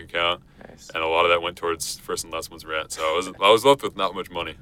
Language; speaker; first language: English; native; English